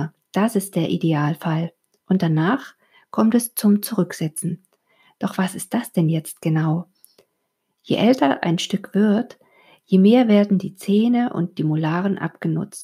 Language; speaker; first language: German; native; German